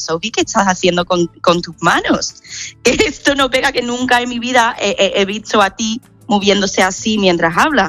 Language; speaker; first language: Spanish; non-native, fluent; English